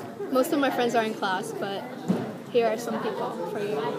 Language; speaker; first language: English; non-native, fluent; Spanish